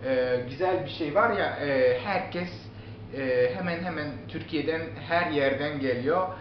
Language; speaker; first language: Turkish; non-native, learner; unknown